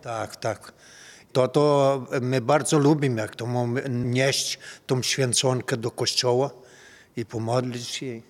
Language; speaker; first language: Polish; early bilingual, heritage; Polish